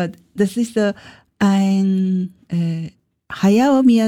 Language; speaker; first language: German; non-native, learner; Japanese